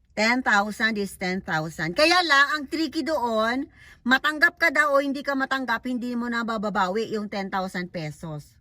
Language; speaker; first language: Filipino; non-native, local second language; Cebuano